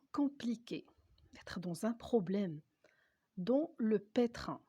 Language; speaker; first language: French; non-native, local second language; Arabic